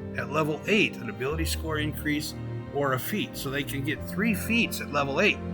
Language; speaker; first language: English; native; English